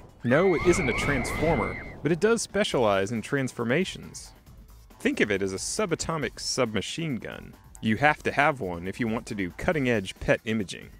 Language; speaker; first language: English; native; English